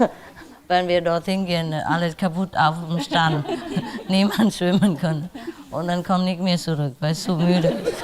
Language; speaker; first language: German; non-native, learner; Vietnamese